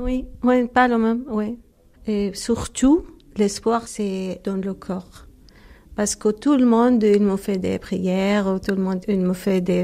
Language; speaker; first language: French; non-native, learner; Arabic